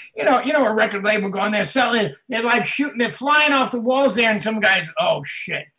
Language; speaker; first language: English; native; English